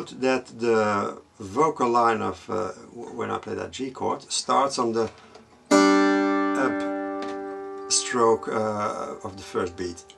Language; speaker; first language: English; non-native, fluent; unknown